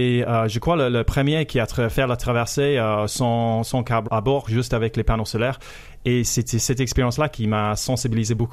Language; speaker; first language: French; non-native, fluent; English